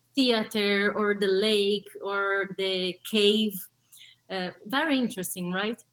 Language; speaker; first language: English; early bilingual, other home language; Portuguese